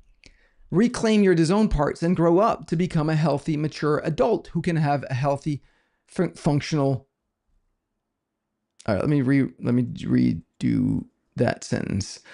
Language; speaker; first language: English; non-native, fluent; Danish